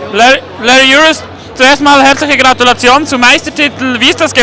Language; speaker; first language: German; native; German